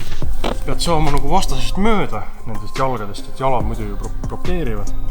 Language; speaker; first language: Estonian; native; Estonian